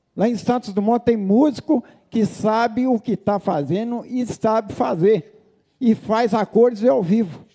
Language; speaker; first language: Portuguese; native; Portuguese